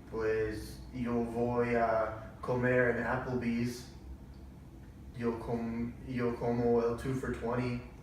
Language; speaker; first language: Spanish; non-native, learner; English